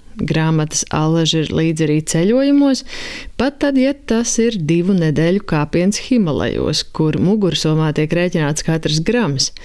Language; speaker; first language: Latvian; native; Latvian